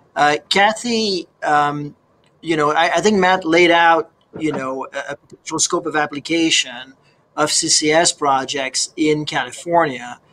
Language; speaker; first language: English; native; English